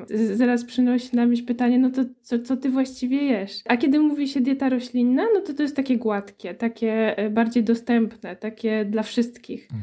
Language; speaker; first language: Polish; native; Polish